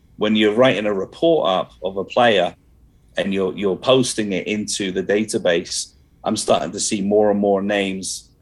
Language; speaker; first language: English; native; English